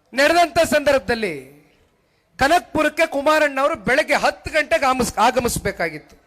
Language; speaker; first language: Kannada; native; Kannada